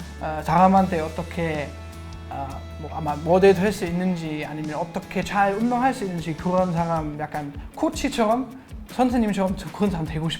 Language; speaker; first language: Korean; non-native, learner; German